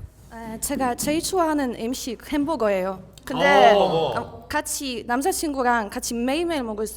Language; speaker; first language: Korean; non-native, learner; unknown